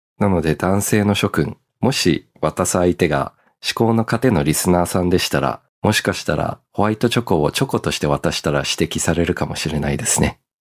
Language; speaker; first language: Japanese; early bilingual, heritage; Japanese